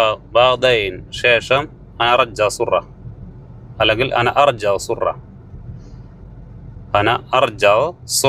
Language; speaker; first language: Arabic; non-native, learner; Malayalam